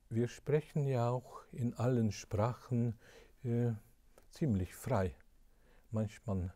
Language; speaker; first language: German; non-native, fluent; Hungarian